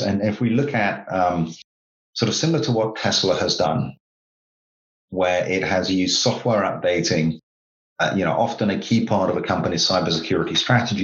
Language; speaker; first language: English; native; English